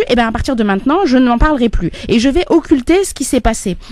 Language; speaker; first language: French; native; French